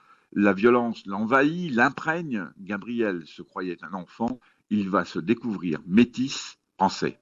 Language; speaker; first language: French; native; French